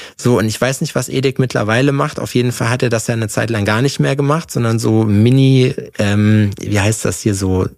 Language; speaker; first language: German; native; German